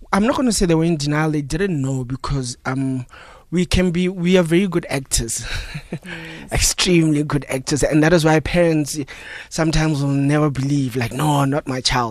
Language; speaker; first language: English; non-native, local second language; Northern Sotho